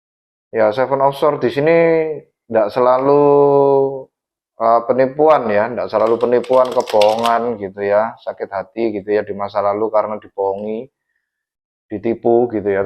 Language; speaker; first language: Indonesian; native; Indonesian